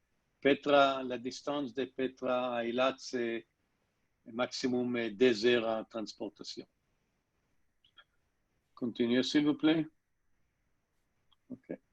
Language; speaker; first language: French; non-native, learner; Hebrew